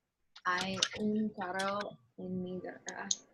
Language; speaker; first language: Spanish; non-native, learner; English